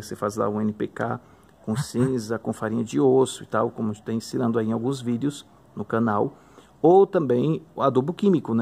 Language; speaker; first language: Portuguese; native; Portuguese